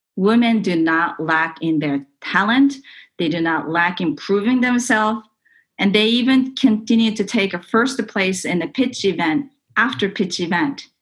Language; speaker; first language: English; non-native, fluent; Japanese